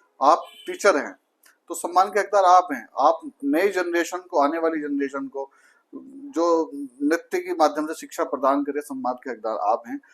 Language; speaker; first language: Hindi; native; Hindi